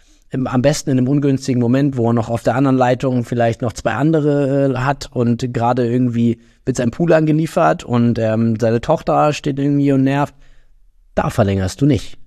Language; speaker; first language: German; native; German